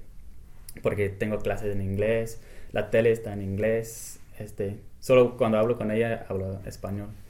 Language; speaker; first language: Spanish; non-native, fluent; English